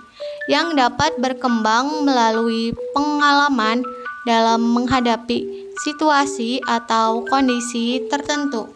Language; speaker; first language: Indonesian; native; Indonesian